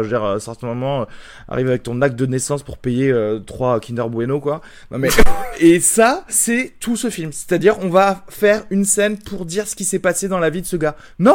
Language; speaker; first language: French; native; French